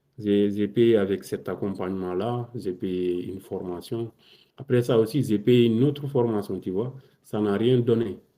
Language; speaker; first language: French; non-native, local second language; Wolof